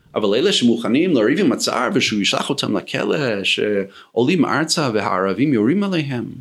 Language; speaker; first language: Hebrew; non-native, fluent; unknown